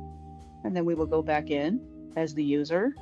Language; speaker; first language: English; native; English